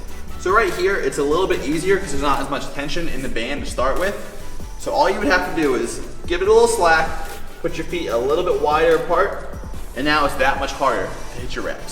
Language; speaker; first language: English; native; English